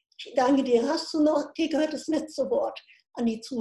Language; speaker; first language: German; native; German